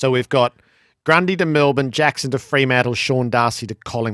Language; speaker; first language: English; native; English